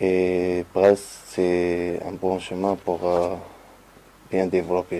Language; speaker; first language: French; non-native, learner; Arabic